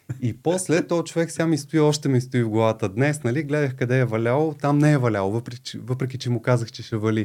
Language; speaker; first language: Bulgarian; native; Bulgarian